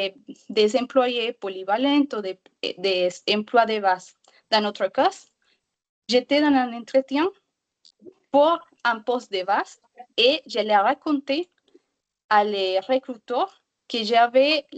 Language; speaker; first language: French; non-native, learner; Spanish